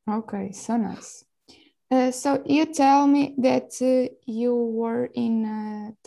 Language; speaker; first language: English; non-native, local second language; Portuguese